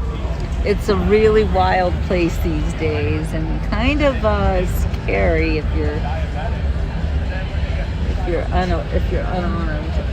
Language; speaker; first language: English; native; English